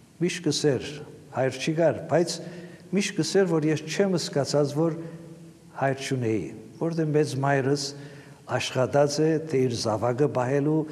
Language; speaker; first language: Armenian; native; Armenian